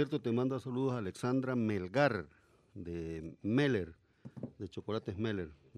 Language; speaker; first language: Spanish; native; Spanish